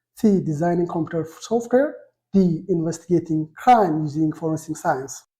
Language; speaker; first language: English; non-native, local second language; Amharic